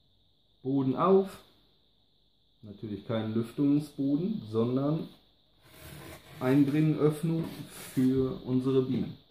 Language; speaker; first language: German; native; German